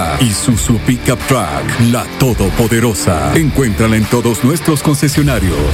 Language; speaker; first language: Spanish; native; Spanish